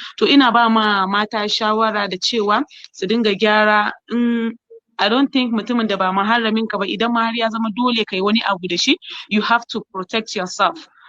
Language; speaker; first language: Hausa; non-native, local second language; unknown